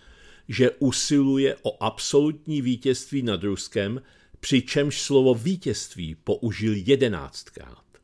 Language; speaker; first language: Czech; native; Czech